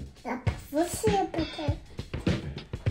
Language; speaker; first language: Portuguese; early bilingual, heritage; Portuguese